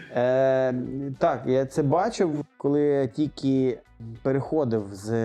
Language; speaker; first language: Ukrainian; non-native, local second language; Russian